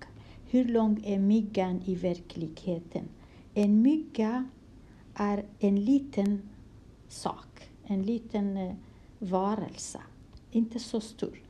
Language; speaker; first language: Swedish; non-native, fluent; Kurdish